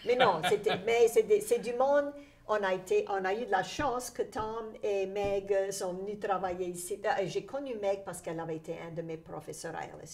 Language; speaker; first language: French; native; French